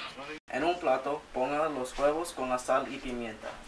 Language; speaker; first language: Spanish; non-native, learner; English